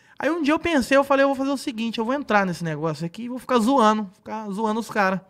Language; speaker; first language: Portuguese; native; Portuguese